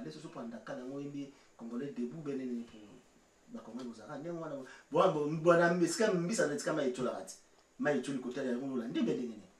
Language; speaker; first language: French; non-native, local second language; Lingala